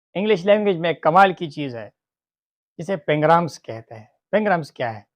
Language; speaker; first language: Urdu; non-native, local second language; Pashto